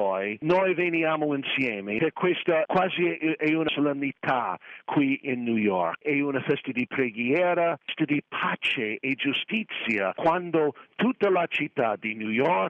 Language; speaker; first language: Italian; non-native, fluent; English